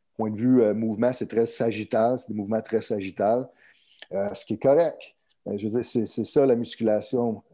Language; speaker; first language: French; native; French